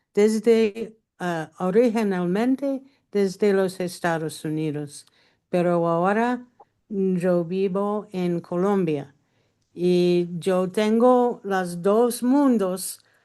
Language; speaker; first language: Spanish; non-native, learner; English